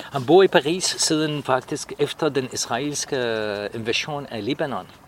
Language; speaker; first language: Danish; non-native, fluent; Arabic